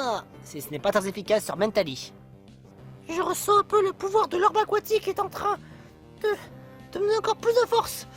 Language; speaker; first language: French; native; French